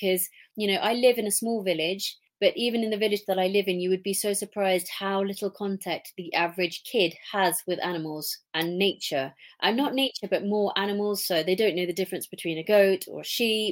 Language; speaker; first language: English; native; English